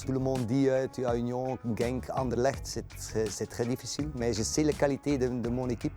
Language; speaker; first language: French; non-native, local second language; Dutch